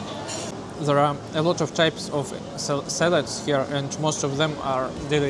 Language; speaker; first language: English; non-native, learner; Russian